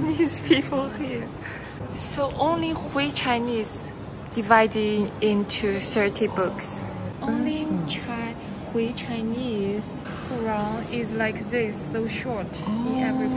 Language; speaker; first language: English; non-native, learner; Chinese